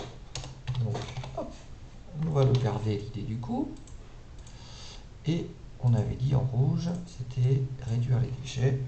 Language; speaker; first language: French; native; French